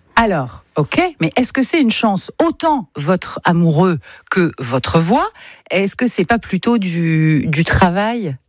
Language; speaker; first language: French; native; French